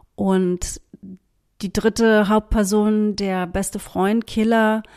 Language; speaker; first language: German; native; German